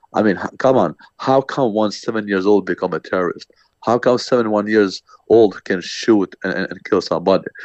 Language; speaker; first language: English; non-native, fluent; Albanian